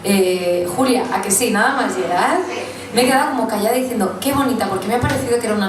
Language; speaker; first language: Spanish; native; Spanish